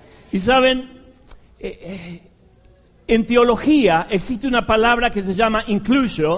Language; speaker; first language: Spanish; native; Spanish